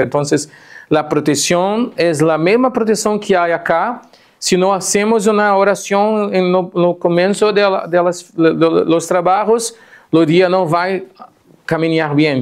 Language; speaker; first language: Spanish; non-native, fluent; Portuguese